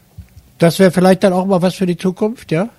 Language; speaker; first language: German; native; German